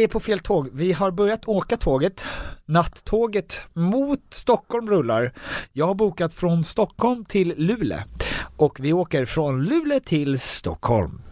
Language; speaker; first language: Swedish; native; Swedish